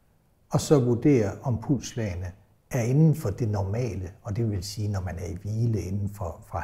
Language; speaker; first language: Danish; native; Danish